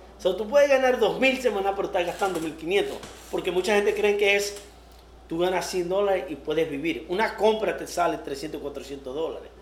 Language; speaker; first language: Spanish; early bilingual, heritage; Spanish